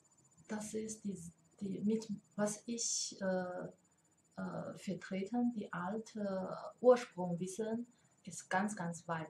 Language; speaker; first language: German; non-native, learner; Chinese